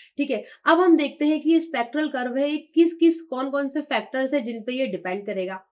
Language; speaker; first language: Hindi; native; Hindi